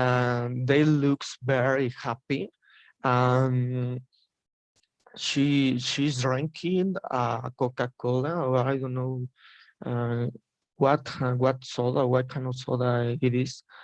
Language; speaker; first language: English; non-native, learner; Spanish